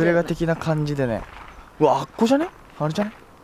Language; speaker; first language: Japanese; native; Japanese